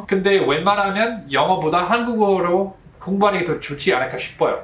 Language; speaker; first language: Korean; non-native, fluent; English